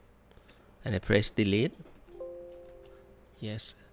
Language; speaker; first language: English; non-native, fluent; Thai